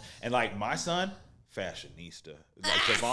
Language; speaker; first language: English; native; English